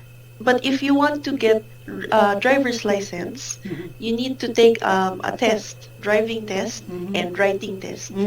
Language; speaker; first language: English; non-native, fluent; Filipino